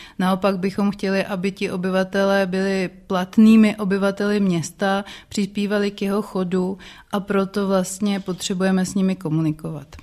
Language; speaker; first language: Czech; native; Czech